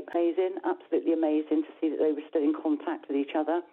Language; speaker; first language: English; native; English